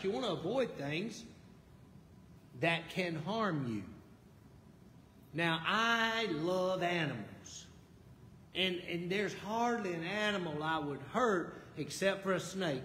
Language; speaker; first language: English; native; English